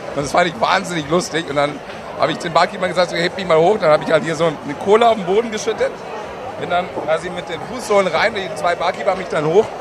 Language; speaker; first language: German; native; German